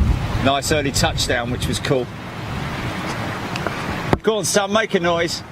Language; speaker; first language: English; native; English